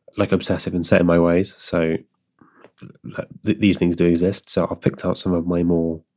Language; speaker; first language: English; native; English